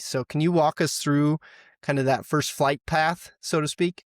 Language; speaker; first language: English; native; English